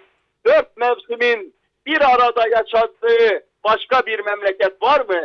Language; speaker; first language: Turkish; native; Turkish